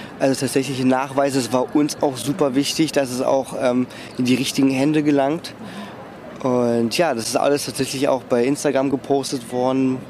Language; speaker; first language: German; early bilingual, other home language; Russian